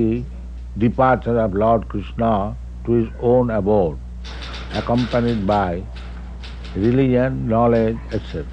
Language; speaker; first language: English; non-native, local second language; Bangla